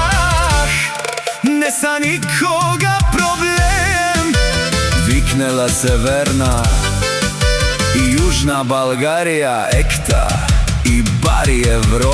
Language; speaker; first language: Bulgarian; non-native, local second language; Romany